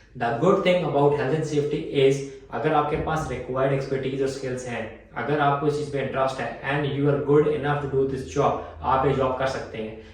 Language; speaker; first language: Urdu; native; Urdu